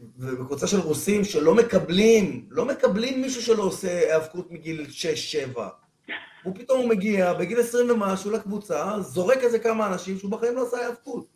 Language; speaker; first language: Hebrew; non-native, fluent; Spanish